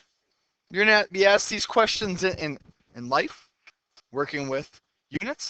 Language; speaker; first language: English; native; English